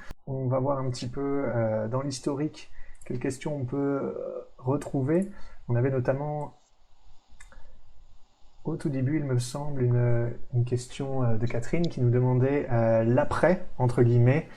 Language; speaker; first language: French; native; French